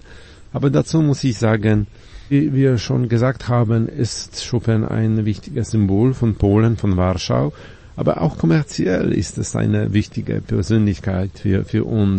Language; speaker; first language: German; non-native, fluent; Polish